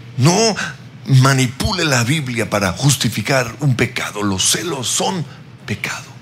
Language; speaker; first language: Spanish; native; Spanish